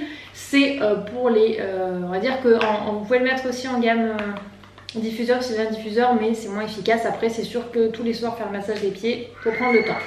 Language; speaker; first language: French; native; French